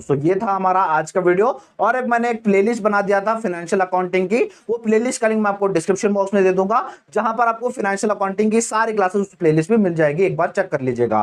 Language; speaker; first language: Hindi; native; Hindi